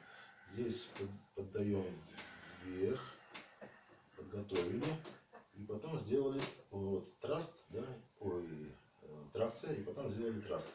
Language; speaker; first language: Russian; native; Russian